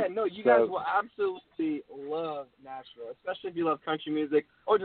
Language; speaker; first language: English; native; English